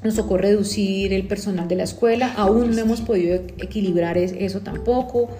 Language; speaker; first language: Spanish; native; Spanish